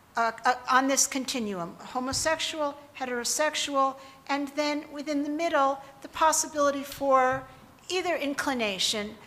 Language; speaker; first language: English; native; English